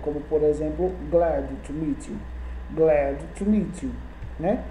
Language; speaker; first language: English; non-native, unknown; Portuguese